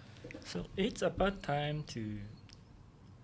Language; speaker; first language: English; non-native, learner; Japanese